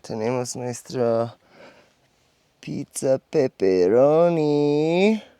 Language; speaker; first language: Spanish; non-native, learner; English